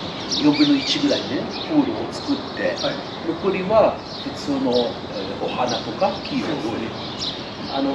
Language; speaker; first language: Japanese; non-native, learner; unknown